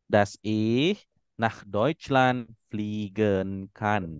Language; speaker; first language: German; non-native, fluent; Indonesian